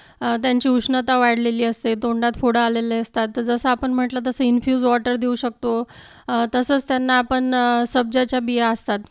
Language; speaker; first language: Marathi; native; Marathi